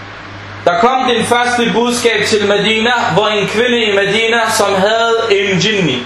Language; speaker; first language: Danish; non-native, fluent; Arabic